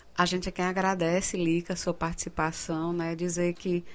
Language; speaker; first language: Portuguese; native; Portuguese